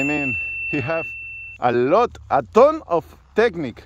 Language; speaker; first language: English; non-native, learner; Spanish